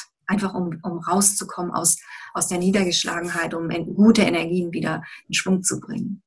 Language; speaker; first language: German; native; German